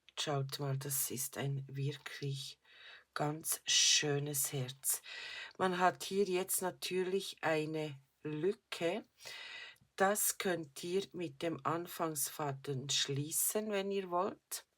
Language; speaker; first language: German; native; German